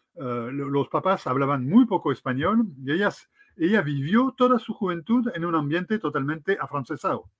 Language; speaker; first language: Spanish; non-native, fluent; French